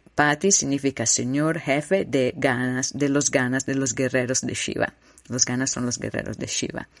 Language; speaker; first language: Spanish; non-native, fluent; Italian